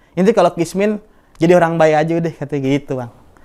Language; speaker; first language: Indonesian; native; Indonesian